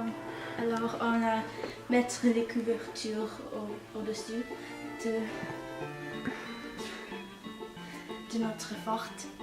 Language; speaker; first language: French; non-native, learner; English